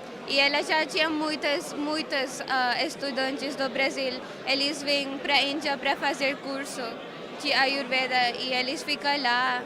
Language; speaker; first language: Portuguese; non-native, learner; Marathi